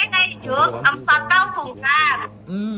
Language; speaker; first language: Cantonese; non-native, learner; Indonesian